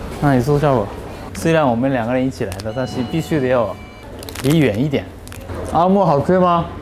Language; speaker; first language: Chinese; non-native, fluent; Japanese